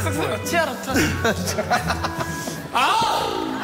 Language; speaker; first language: Korean; native; Korean